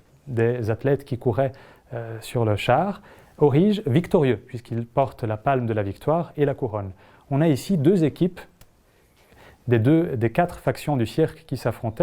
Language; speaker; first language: French; non-native, fluent; Italian